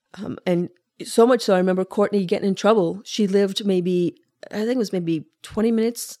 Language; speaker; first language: English; early bilingual, other home language; Spanish